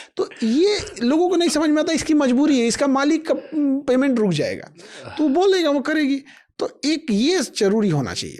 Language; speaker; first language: Hindi; native; Hindi